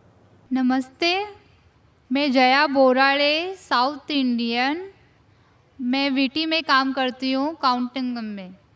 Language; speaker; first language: Hindi; non-native, local second language; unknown